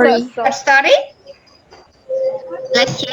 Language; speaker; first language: English; non-native, fluent; Indonesian